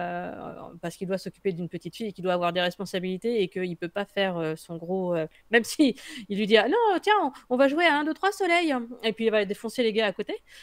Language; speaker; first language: French; native; French